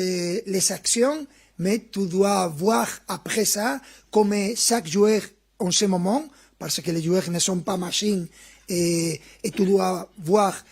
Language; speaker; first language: French; non-native, fluent; Spanish